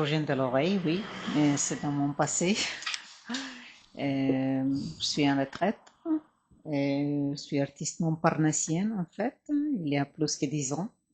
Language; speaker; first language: French; non-native, fluent; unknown